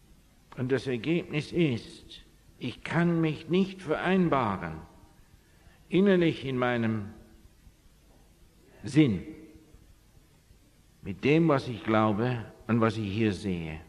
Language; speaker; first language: German; non-native, fluent; English